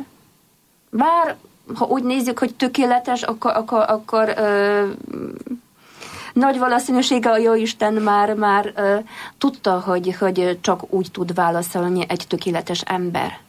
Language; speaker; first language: Hungarian; non-native, fluent; Polish